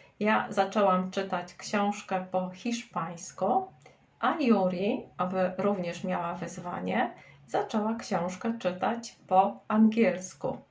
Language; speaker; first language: Polish; native; Polish